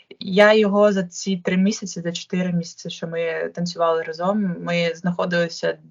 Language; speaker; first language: Ukrainian; non-native, local second language; Russian